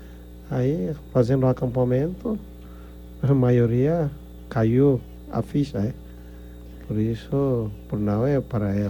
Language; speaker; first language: Portuguese; non-native, fluent; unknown